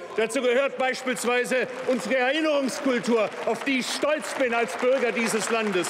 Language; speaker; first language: German; native; German